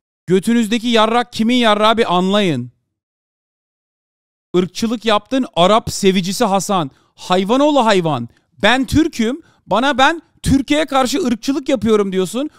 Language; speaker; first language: Turkish; native; Turkish